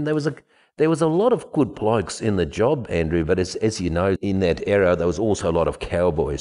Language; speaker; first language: English; non-native, fluent; German